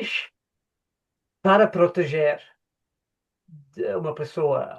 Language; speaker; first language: Portuguese; non-native, fluent; English